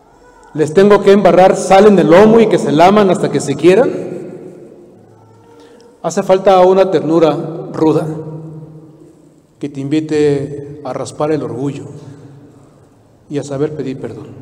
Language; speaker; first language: Spanish; native; Spanish